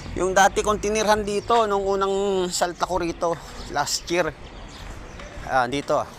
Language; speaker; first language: Filipino; non-native, local second language; Bikol